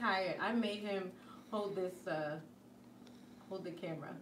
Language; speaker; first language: English; native; English